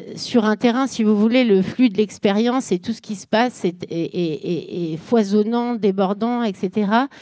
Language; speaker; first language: French; native; French